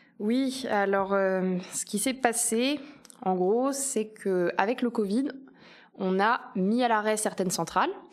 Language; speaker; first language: French; native; French